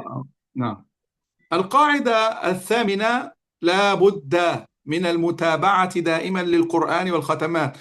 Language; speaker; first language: Arabic; native; Arabic